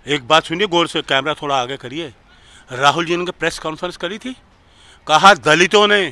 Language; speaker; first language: Hindi; native; Hindi